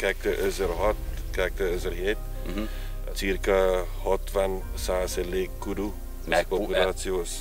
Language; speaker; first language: Hungarian; non-native, learner; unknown